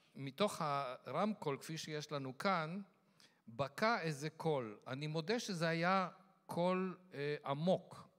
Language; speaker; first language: Hebrew; non-native, fluent; Yiddish